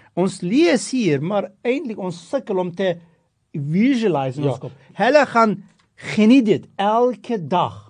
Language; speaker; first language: Afrikaans; non-native, fluent; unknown